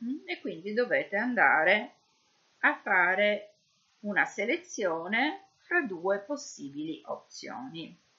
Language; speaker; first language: Italian; native; Italian